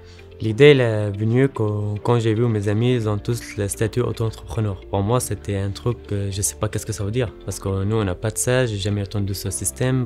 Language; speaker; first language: French; non-native, learner; Arabic